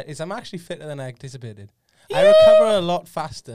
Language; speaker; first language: English; native; English